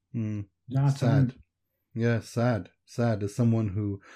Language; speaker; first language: English; early bilingual, other home language; Persian